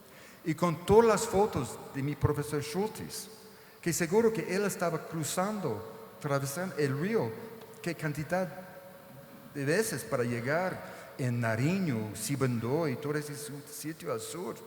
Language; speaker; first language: Spanish; non-native, fluent; English